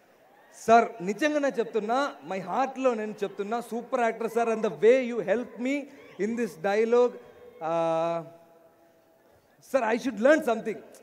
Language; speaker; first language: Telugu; non-native, learner; Malayalam